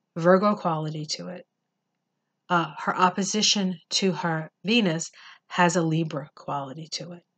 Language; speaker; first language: English; native; English